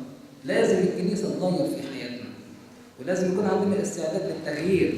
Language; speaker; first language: Arabic; native; Arabic